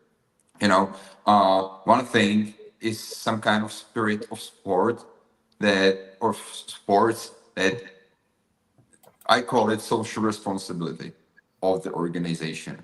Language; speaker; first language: English; non-native, fluent; Czech